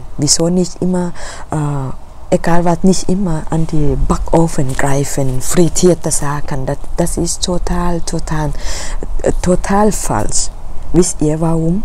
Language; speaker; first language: German; non-native, learner; Thai